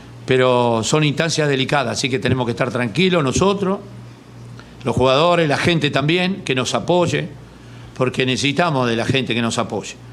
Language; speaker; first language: Spanish; native; Spanish